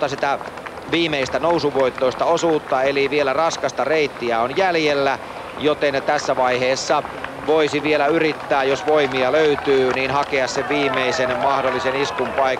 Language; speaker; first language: Finnish; native; Finnish